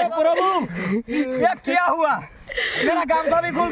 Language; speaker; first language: Hindi; non-native, learner; Bangla